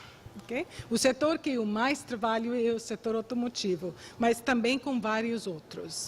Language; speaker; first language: Portuguese; non-native, fluent; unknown